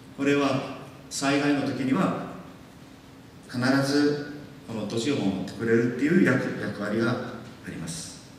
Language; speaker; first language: Japanese; non-native, fluent; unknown